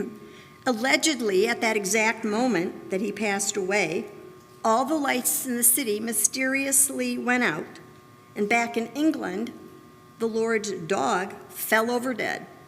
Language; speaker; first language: English; native; English